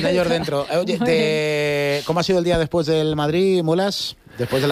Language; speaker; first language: Spanish; native; Spanish